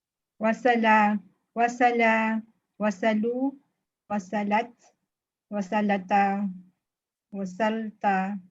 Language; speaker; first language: Arabic; non-native, learner; Filipino